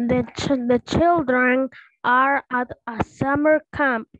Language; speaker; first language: English; non-native, learner; Spanish